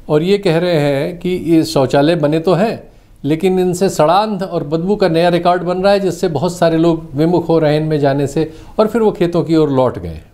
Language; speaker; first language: Hindi; native; Hindi